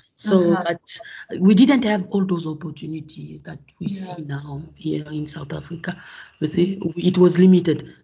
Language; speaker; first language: English; non-native, fluent; French